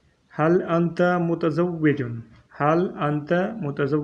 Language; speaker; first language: Arabic; non-native, fluent; Urdu